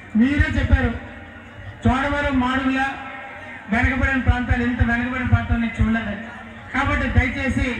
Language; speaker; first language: Telugu; native; Telugu